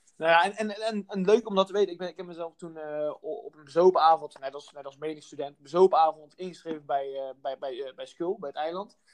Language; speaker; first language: Dutch; native; Dutch